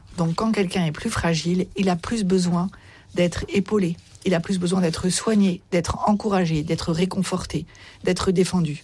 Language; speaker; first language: French; native; French